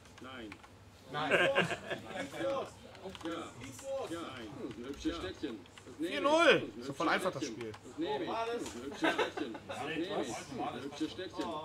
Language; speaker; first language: German; native; German